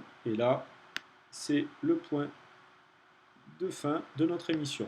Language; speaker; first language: French; native; French